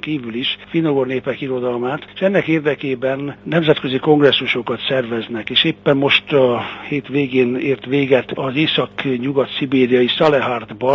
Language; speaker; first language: Hungarian; native; Hungarian